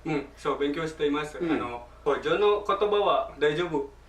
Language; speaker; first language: Japanese; non-native, learner; Indonesian